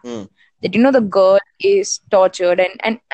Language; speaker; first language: English; non-native, local second language; Hindi